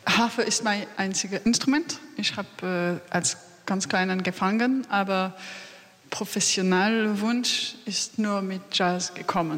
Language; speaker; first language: German; non-native, learner; French